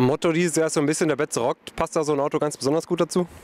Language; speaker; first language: German; native; German